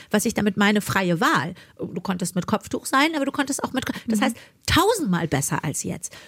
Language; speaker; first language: German; early bilingual, other home language; Persian